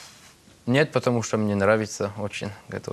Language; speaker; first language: Russian; non-native, learner; French